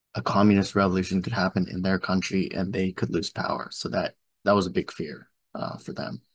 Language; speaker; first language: English; native; English